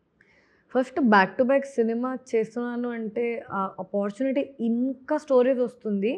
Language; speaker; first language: Telugu; non-native, local second language; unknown